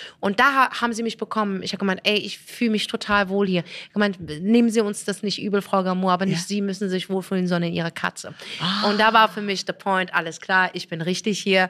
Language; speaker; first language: German; early bilingual, other home language; Arabic